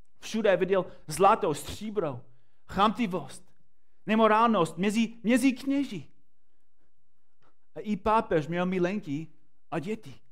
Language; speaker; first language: Czech; non-native, fluent; English